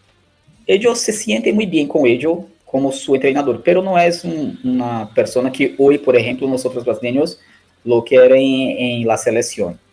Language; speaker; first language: Spanish; non-native, learner; Portuguese